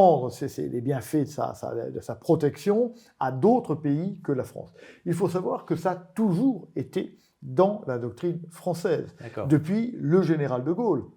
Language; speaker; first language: French; native; French